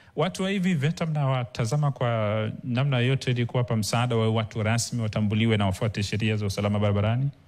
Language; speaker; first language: Swahili; native; Swahili